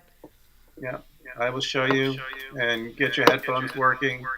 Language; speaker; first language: English; native; English